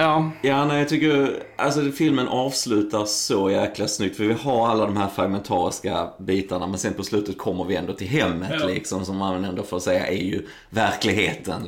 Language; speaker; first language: Swedish; native; Swedish